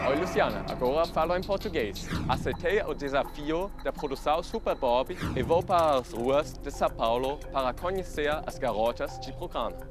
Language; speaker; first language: Portuguese; non-native, learner; German